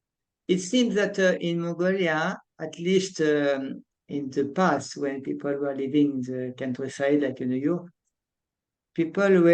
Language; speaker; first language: English; non-native, fluent; French